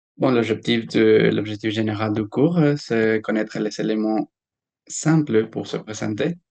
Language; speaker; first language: French; non-native, fluent; Spanish